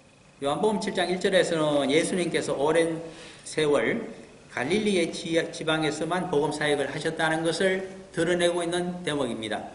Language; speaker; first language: Korean; native; Korean